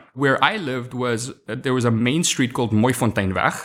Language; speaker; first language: English; non-native, local second language; Afrikaans